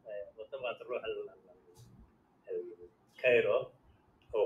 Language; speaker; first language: Arabic; non-native, fluent; Somali